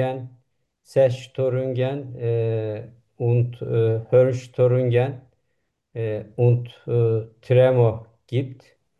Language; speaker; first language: German; non-native, learner; Turkish